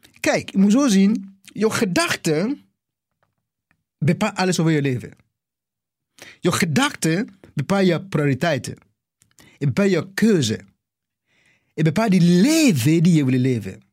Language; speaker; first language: Dutch; non-native, fluent; English